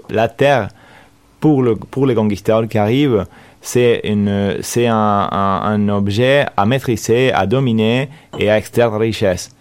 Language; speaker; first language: French; non-native, fluent; Spanish